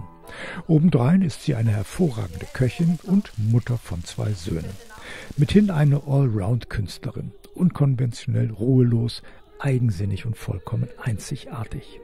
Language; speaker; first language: German; native; German